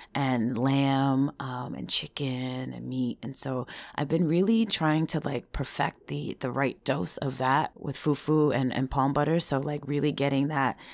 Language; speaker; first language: English; early bilingual, other home language; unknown